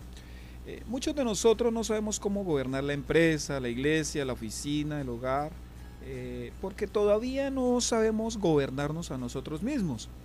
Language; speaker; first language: Spanish; native; Spanish